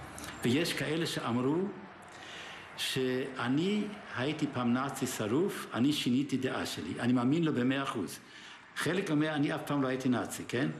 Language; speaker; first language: Hebrew; early bilingual, other home language; German